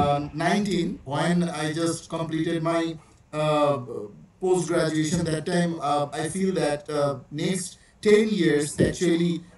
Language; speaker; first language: English; non-native, learner; Bangla